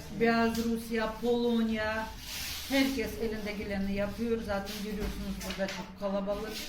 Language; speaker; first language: Turkish; non-native, fluent; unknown